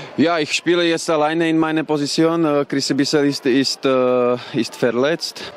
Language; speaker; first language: German; non-native, learner; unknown